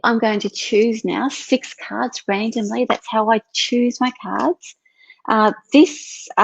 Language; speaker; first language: English; native; English